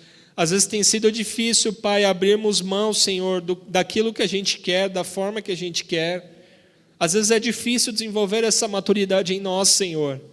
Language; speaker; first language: Portuguese; native; Portuguese